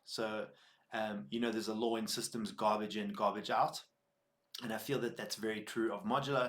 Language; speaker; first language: English; native; English